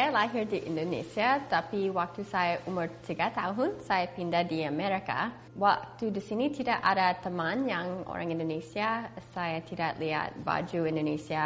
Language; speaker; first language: Indonesian; early bilingual, heritage; English